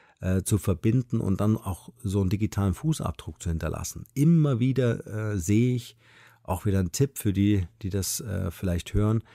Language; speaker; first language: German; native; German